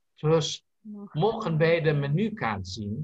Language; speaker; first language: Dutch; non-native, learner; Indonesian